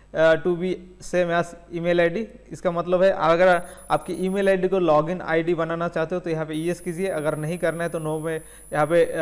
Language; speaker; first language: Hindi; non-native, local second language; Bangla